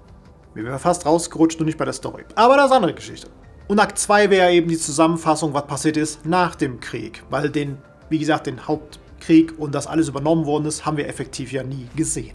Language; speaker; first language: German; native; German